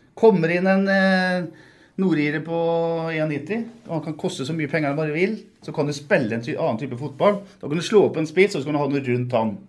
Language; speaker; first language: Norwegian; native; Norwegian